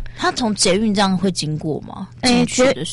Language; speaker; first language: Chinese; native; Chinese